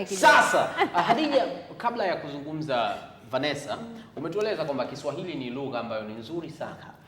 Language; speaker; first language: Swahili; native; Swahili